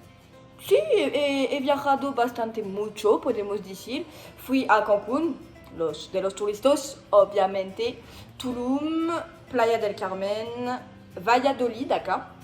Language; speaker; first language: Spanish; non-native, learner; French